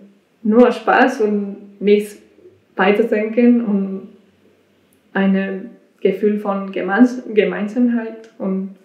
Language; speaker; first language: German; non-native, learner; Spanish